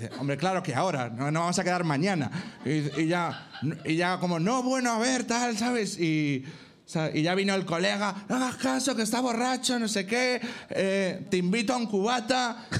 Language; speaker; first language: Spanish; native; Spanish